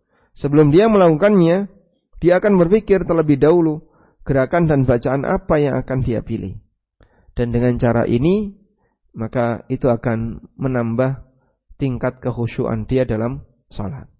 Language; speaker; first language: Indonesian; native; Indonesian